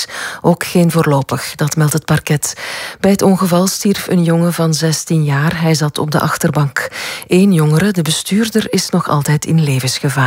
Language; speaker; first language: Dutch; native; Dutch